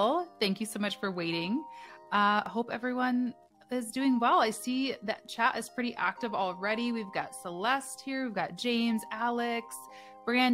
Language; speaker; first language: English; native; English